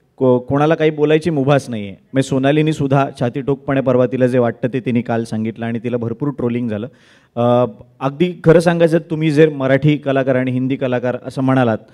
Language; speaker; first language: Marathi; native; Marathi